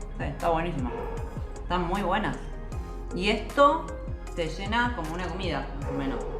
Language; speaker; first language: Spanish; native; Spanish